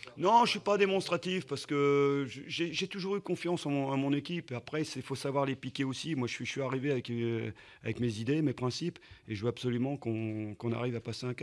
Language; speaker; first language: French; native; French